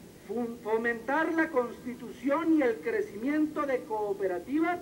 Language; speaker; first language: Spanish; native; Spanish